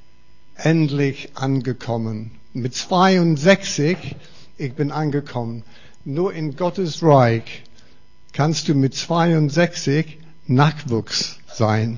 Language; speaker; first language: German; non-native, fluent; English